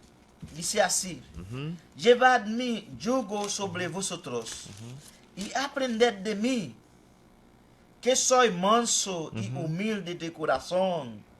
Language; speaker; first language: Spanish; non-native, fluent; Haitian Creole